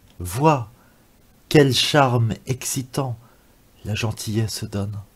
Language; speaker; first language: French; native; French